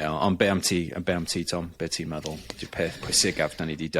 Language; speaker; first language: Welsh; non-native, local second language; English